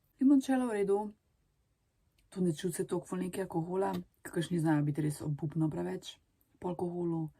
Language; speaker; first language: Slovenian; early bilingual, other home language; Serbian